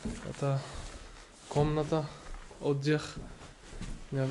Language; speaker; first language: Russian; non-native, learner; French